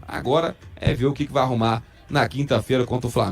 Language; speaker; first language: Portuguese; native; Portuguese